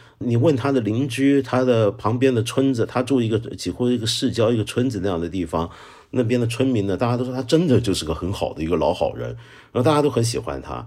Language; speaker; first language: Chinese; non-native, local second language; Cantonese